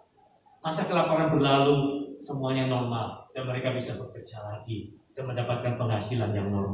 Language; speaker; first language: Indonesian; native; Indonesian